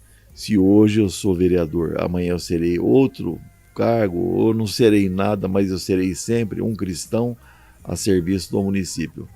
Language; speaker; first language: Portuguese; native; Portuguese